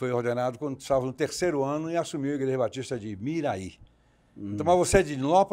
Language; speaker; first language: Portuguese; native; Portuguese